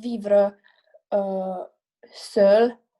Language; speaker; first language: French; non-native, learner; Romanian